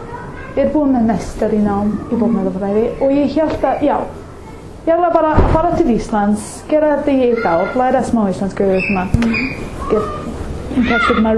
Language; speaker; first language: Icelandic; non-native, learner; English